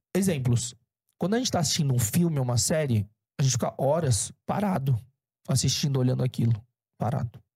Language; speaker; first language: Portuguese; early bilingual, other home language; Korean